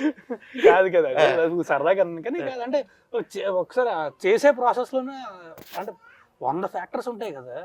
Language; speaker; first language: Telugu; native; Telugu